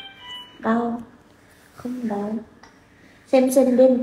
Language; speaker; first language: Vietnamese; non-native, learner; Indonesian